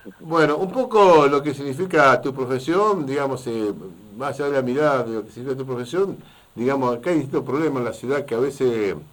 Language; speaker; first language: Spanish; native; Spanish